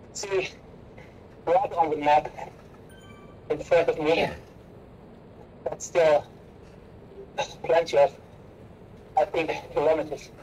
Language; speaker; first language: English; non-native, learner; German